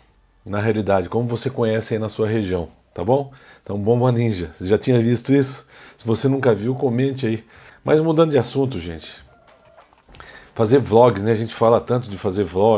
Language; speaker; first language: Portuguese; native; Portuguese